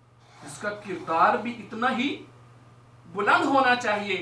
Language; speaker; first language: Urdu; native; Urdu